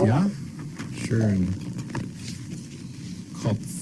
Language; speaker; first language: German; non-native, fluent; English